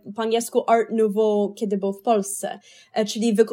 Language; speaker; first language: Polish; early bilingual, heritage; Polish